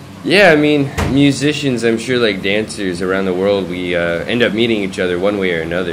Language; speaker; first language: English; native; English